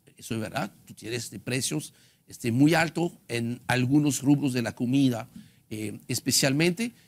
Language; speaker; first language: Spanish; non-native, fluent; French